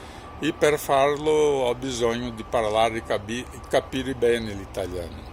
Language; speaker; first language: Italian; non-native, learner; Portuguese